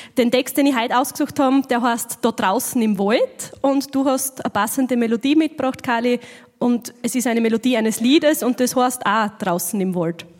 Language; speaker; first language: German; native; German